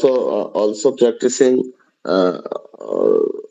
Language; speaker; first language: English; non-native, learner; Bangla